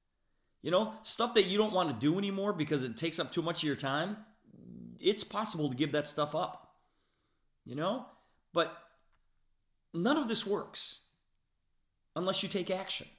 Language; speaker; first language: English; native; English